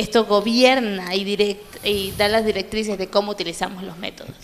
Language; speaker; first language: Spanish; native; Spanish